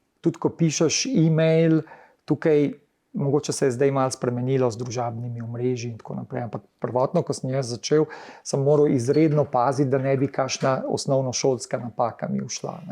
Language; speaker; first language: Slovenian; early bilingual, heritage; Slovenian